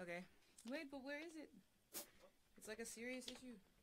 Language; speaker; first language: English; native; English